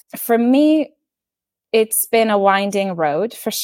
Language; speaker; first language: English; non-native, fluent; Norwegian